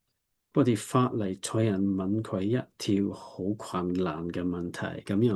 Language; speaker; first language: Cantonese; non-native, learner; English